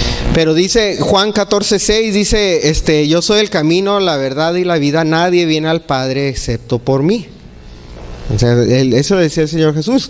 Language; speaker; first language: Spanish; native; Spanish